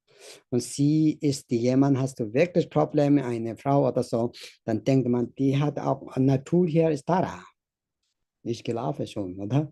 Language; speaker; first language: German; non-native, learner; Tibetan